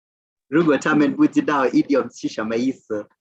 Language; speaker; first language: Chinese; non-native, fluent; Swahili